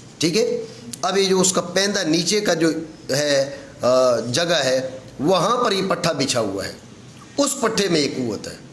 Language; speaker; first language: Urdu; non-native, local second language; Punjabi